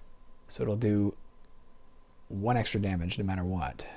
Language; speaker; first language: English; native; English